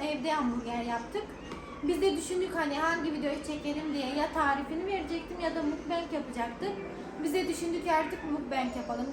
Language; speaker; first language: Turkish; native; Turkish